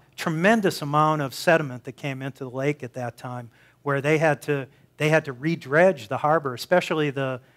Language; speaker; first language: English; native; English